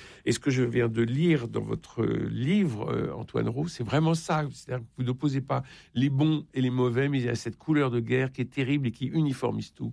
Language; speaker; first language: French; native; French